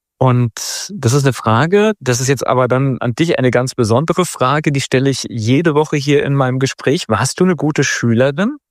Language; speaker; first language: German; native; German